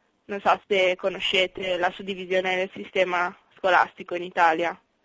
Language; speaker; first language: Italian; native; Italian